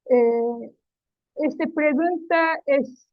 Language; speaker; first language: Spanish; non-native, learner; Japanese